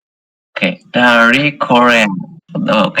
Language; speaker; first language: Indonesian; non-native, learner; Korean